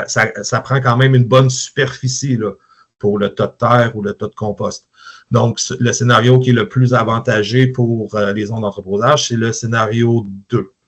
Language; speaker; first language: French; native; French